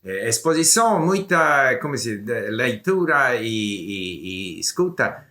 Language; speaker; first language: Portuguese; non-native, learner; English